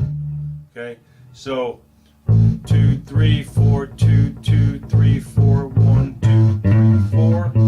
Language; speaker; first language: English; native; English